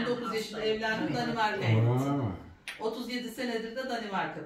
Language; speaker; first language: Turkish; native; Turkish